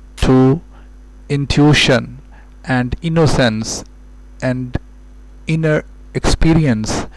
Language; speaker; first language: English; non-native, local second language; Urdu